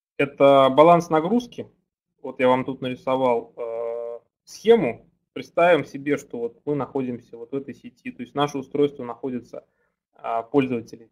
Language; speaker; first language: Russian; native; Russian